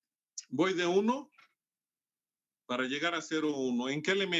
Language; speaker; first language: Spanish; native; Spanish